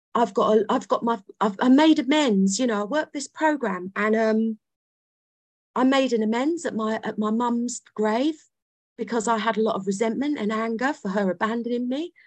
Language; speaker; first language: English; native; English